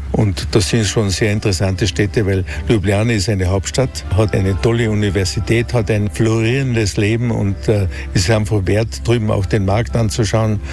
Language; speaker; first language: German; native; German